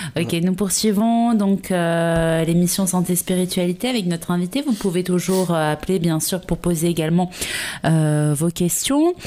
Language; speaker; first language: French; native; French